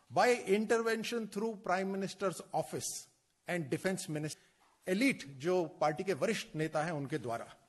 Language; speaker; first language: Hindi; native; Hindi